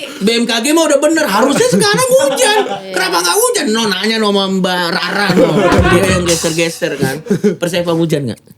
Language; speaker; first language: Indonesian; native; Indonesian